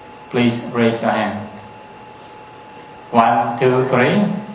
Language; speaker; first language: English; non-native, fluent; Vietnamese